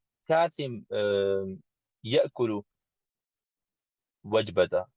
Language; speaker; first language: Arabic; non-native, learner; English